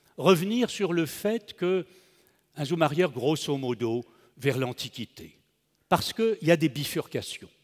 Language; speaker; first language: French; native; French